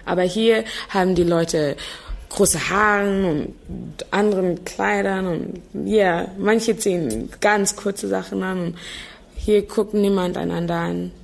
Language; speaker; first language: German; non-native, fluent; English